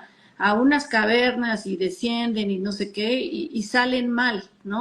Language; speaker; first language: Spanish; native; Spanish